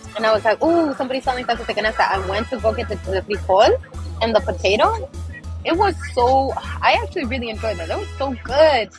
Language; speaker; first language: English; early bilingual, other home language; Spanish